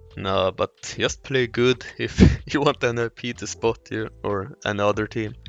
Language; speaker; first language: English; non-native, fluent; Swedish